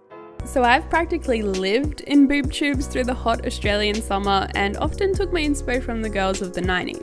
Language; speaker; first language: English; native; English